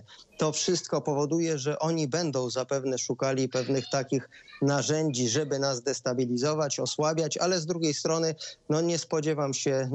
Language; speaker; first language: Polish; native; Polish